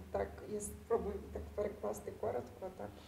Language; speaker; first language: Ukrainian; non-native, fluent; Georgian